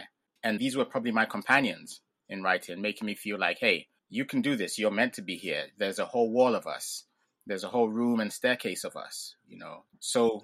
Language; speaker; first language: English; non-native, local second language; Ga